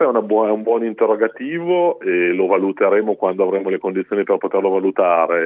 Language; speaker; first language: Italian; native; Italian